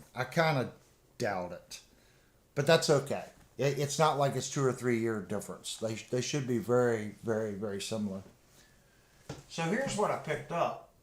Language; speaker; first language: English; native; English